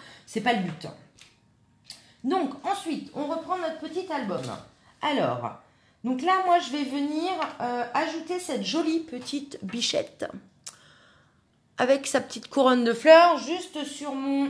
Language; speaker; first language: French; native; French